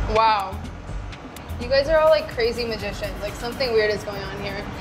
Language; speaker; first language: English; native; English